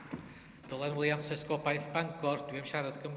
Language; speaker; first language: Welsh; native; Welsh